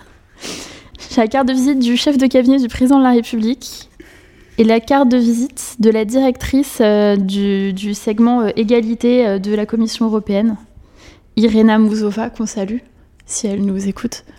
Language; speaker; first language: French; native; French